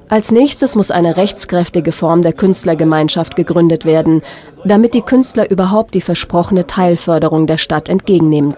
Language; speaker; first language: German; native; German